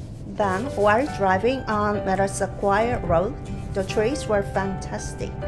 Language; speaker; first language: English; non-native, fluent; Korean